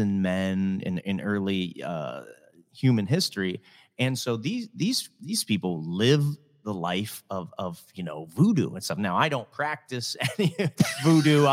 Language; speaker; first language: English; native; English